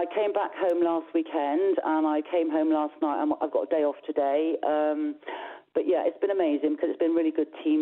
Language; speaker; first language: English; native; English